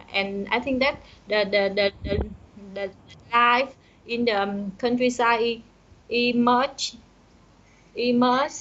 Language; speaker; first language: English; non-native, learner; Vietnamese